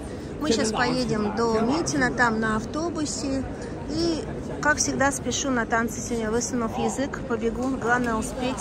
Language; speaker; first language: Russian; native; Russian